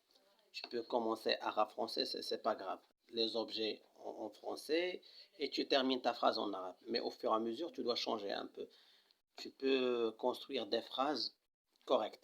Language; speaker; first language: French; non-native, local second language; Arabic